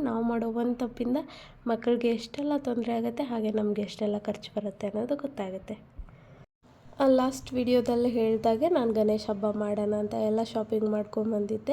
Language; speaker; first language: Kannada; native; Kannada